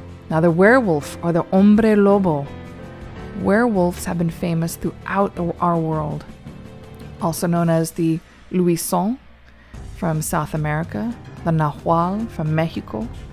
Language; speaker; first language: English; native; English